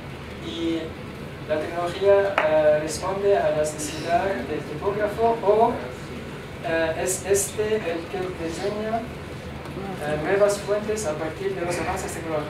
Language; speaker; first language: Spanish; non-native, learner; Arabic